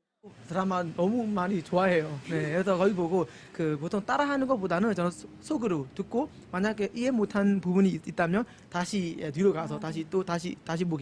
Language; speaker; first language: Korean; non-native, fluent; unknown